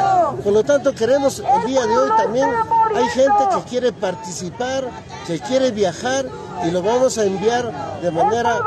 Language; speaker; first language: Spanish; native; Spanish